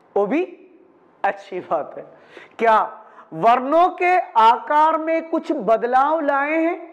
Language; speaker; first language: Hindi; non-native, local second language; Malayalam